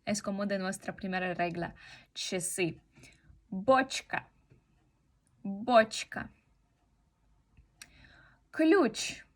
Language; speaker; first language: Spanish; non-native, fluent; Russian